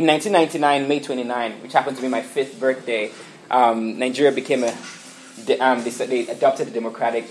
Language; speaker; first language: English; non-native, local second language; Igbo